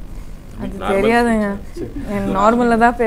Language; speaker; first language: Tamil; non-native, learner; Kodava